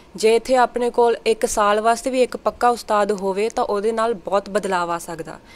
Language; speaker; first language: Punjabi; early bilingual, heritage; Punjabi